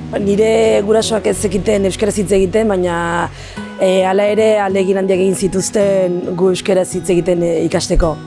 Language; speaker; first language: Basque; non-native, local second language; Arabic